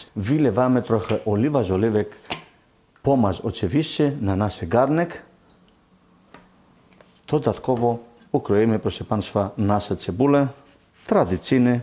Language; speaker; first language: Polish; non-native, learner; Greek